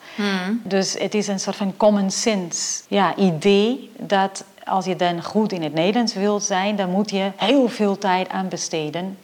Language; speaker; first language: Dutch; non-native, fluent; Portuguese